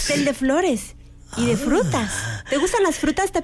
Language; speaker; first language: Spanish; native; Spanish